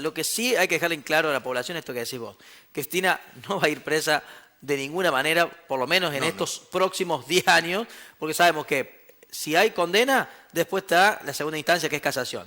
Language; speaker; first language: Spanish; native; Spanish